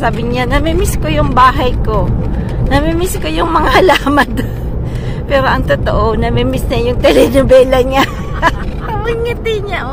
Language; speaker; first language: Filipino; native; Filipino